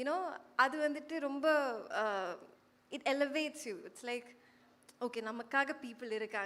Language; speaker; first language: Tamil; non-native, fluent; Malayalam